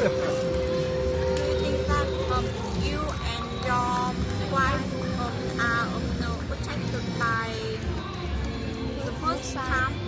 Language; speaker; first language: English; non-native, learner; Vietnamese